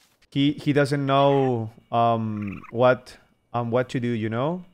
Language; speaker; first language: English; non-native, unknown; Spanish